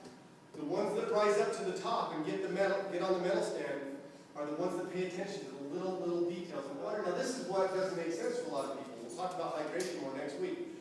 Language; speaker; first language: English; native; English